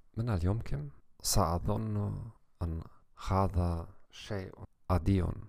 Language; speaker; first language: Arabic; non-native, learner; German